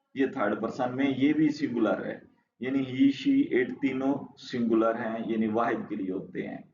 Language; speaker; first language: Urdu; non-native, local second language; Punjabi